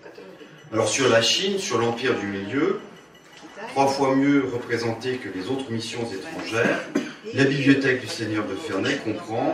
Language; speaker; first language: French; native; French